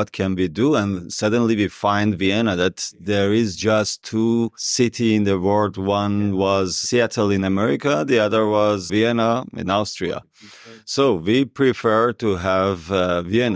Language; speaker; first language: English; non-native, learner; Persian